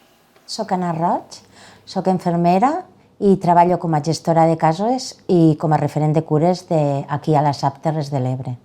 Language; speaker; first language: Catalan; native; Catalan